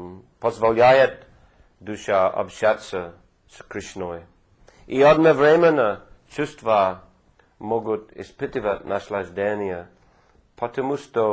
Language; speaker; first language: Russian; non-native, fluent; English